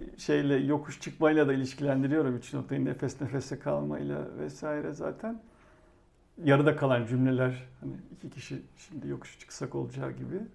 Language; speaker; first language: Turkish; native; Turkish